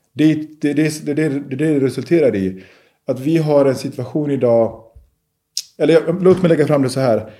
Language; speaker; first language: Swedish; early bilingual, other home language; Persian